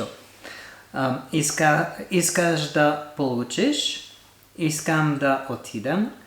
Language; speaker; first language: Bulgarian; non-native, learner; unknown